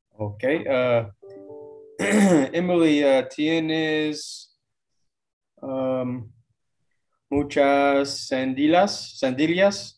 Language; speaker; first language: Spanish; non-native, learner; English